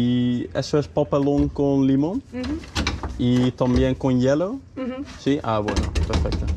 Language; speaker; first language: Spanish; non-native, learner; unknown